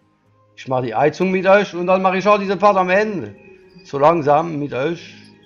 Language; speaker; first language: German; non-native, learner; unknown